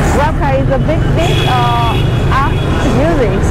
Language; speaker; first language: English; non-native, learner; Vietnamese